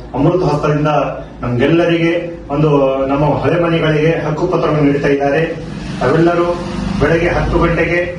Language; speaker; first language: Kannada; non-native, local second language; Lambadi